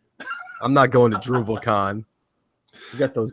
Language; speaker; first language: English; native; English